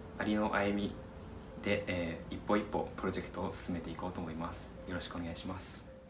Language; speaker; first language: Japanese; native; Japanese